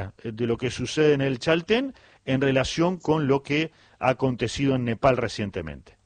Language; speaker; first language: Spanish; native; Spanish